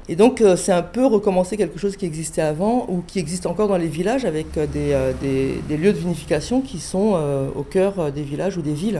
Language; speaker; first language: French; native; French